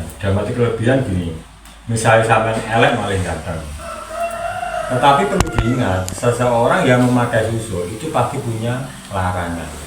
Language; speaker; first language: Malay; non-native, local second language; Javanese